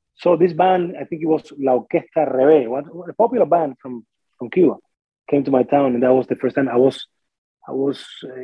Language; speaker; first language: English; non-native, fluent; Spanish